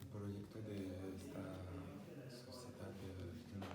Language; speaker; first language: Spanish; non-native, learner; French